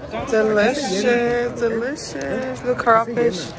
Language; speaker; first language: English; early bilingual, other home language; Spanish